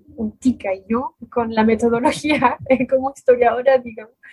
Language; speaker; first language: Spanish; non-native, fluent; French